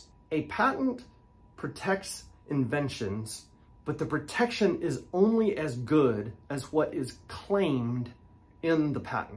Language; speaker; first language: English; native; English